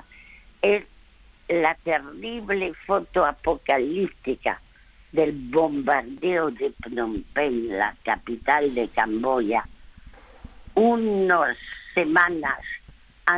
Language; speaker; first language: Spanish; early bilingual, other home language; French